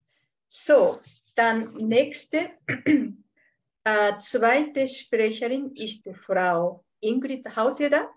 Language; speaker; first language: German; non-native, fluent; Japanese